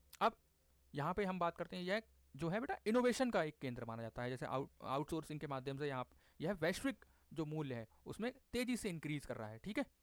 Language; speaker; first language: Hindi; native; Hindi